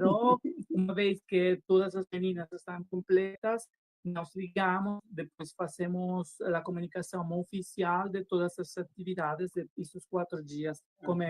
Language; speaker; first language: Portuguese; non-native, learner; Spanish